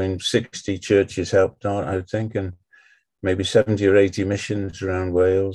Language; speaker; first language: English; native; English